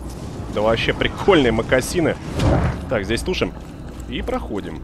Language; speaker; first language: Russian; native; Russian